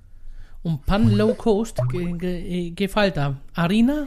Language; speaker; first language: Spanish; non-native, learner; German